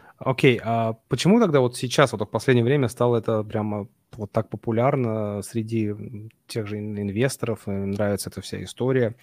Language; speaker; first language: Russian; native; Russian